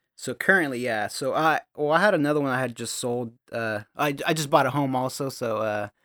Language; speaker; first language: English; native; English